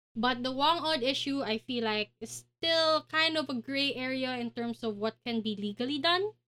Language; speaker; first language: English; non-native, local second language; Filipino